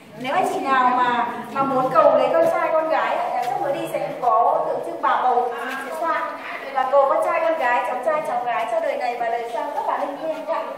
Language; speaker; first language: Vietnamese; non-native, local second language; Tày